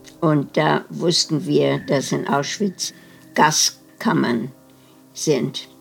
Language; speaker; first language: German; non-native, fluent; Dutch